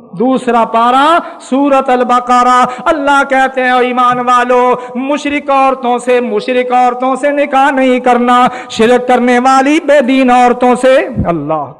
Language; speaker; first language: Urdu; non-native, local second language; Punjabi